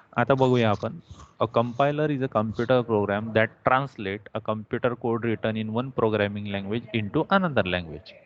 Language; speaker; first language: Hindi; non-native, local second language; Marathi